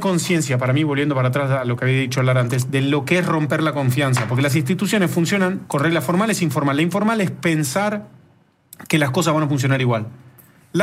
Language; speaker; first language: Spanish; native; Spanish